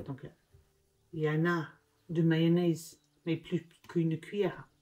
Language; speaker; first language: French; non-native, learner; English